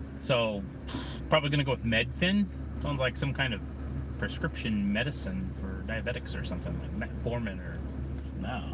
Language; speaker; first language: English; native; English